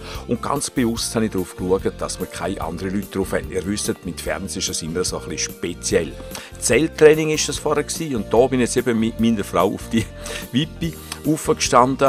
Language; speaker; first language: German; native; German